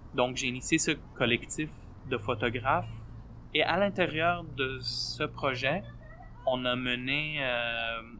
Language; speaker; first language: French; native; French